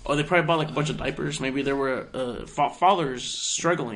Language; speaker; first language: English; early bilingual, other home language; Spanish